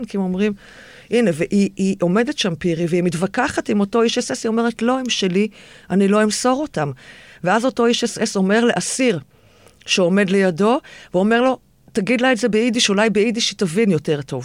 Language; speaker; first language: Hebrew; native; Hebrew